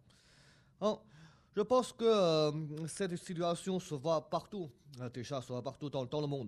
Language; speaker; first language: French; non-native, fluent; Chinese